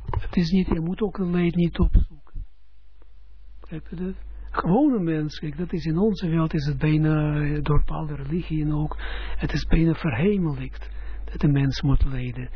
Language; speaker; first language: Dutch; non-native, fluent; Russian